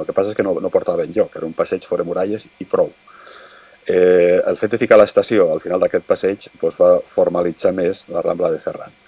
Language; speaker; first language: Catalan; native; Catalan